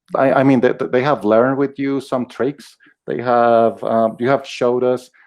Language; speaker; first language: English; non-native, fluent; Spanish